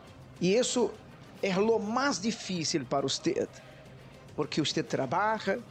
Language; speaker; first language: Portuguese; non-native, learner; Spanish